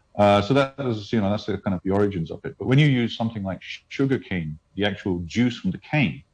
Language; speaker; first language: English; native; English